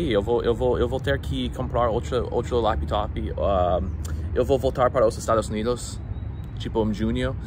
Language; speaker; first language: Portuguese; non-native, fluent; English